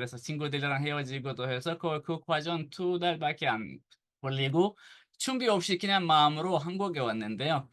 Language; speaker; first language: Korean; non-native, fluent; Arabic